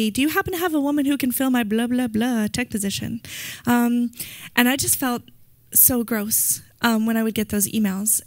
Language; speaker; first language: English; native; English